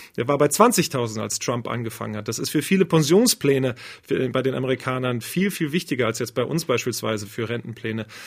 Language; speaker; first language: German; native; German